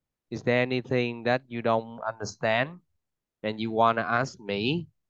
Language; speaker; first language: English; non-native, fluent; Vietnamese